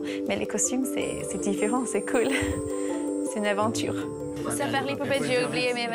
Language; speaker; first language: French; non-native, learner; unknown